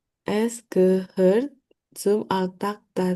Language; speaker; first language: German; non-native, learner; Indonesian